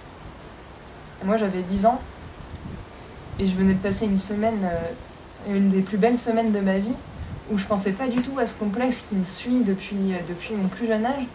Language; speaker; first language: French; native; French